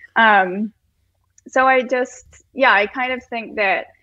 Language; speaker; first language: English; native; English